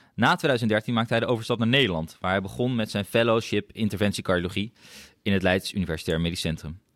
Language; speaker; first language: Dutch; native; Dutch